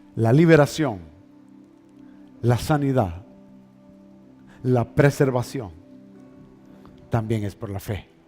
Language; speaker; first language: Spanish; native; Spanish